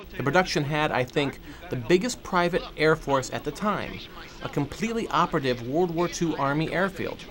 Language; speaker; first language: English; native; English